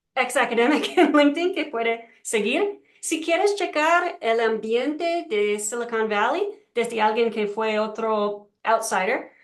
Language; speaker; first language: Spanish; non-native, learner; English